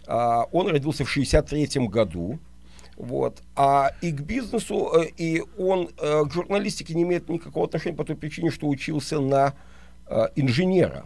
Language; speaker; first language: Russian; native; Russian